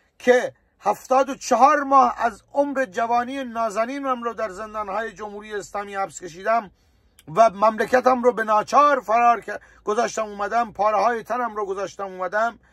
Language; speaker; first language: Persian; native; Persian